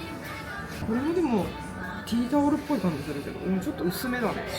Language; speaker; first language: Japanese; native; Japanese